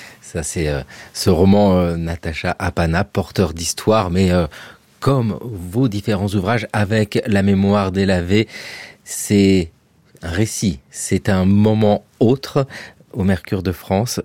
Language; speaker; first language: French; native; French